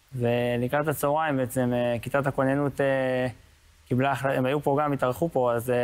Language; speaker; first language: Hebrew; native; Hebrew